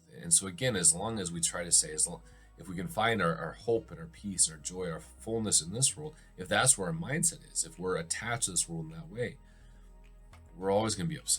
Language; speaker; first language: English; native; English